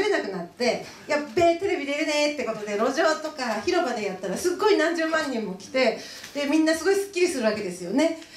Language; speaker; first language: Japanese; native; Japanese